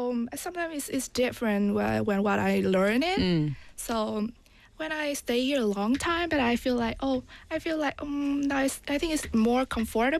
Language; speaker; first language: English; non-native, learner; Vietnamese